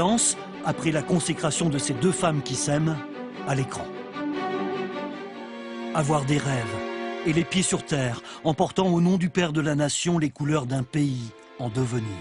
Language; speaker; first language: French; native; French